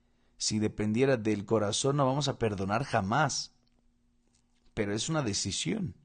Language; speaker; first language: Spanish; non-native, fluent; Portuguese